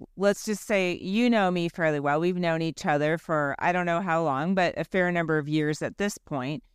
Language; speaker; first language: English; early bilingual, other home language; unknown